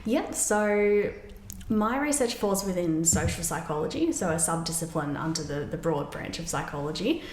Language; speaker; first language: English; native; English